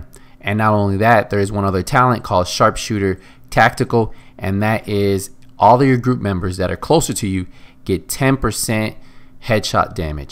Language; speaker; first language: English; native; English